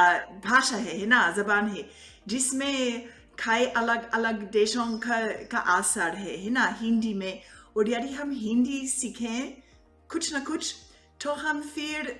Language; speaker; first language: Hindi; non-native, fluent; Italian